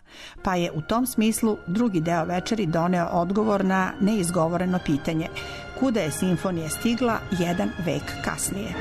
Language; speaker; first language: Serbian; native; Serbian